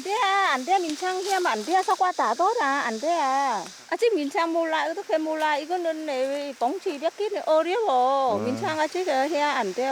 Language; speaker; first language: Korean; non-native, learner; Vietnamese